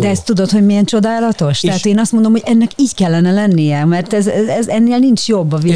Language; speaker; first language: Hungarian; native; Hungarian